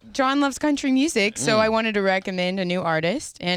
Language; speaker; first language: English; native; English